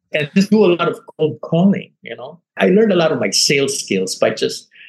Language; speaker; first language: English; non-native, local second language; Filipino